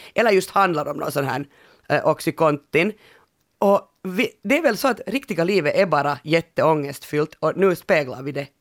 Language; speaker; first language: Swedish; native; Swedish